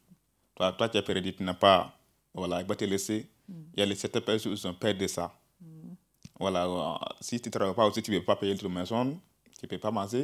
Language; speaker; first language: French; non-native, learner; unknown